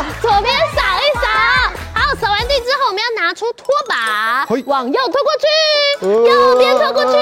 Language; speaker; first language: Chinese; native; Chinese